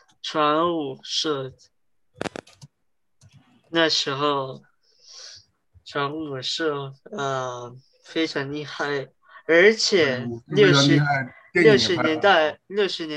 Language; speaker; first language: Chinese; early bilingual, heritage; Chinese